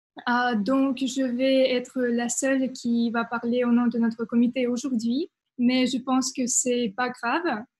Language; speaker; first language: French; non-native, fluent; Russian